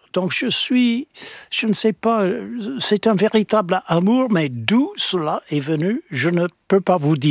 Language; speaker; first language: French; non-native, fluent; English